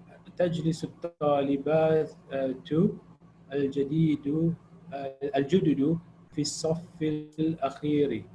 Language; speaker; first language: Arabic; non-native, learner; English